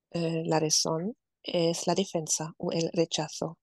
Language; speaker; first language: Spanish; non-native, fluent; German